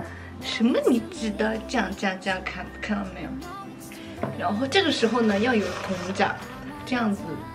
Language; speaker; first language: Chinese; native; Chinese